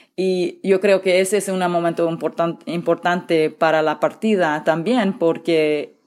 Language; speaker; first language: Spanish; early bilingual, heritage; Spanish